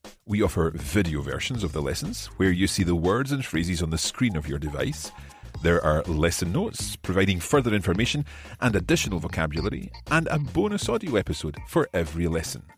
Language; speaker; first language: English; native; English